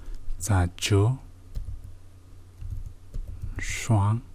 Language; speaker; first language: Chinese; non-native, learner; Mongolian